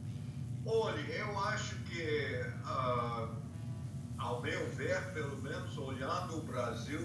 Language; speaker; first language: Portuguese; non-native, fluent; English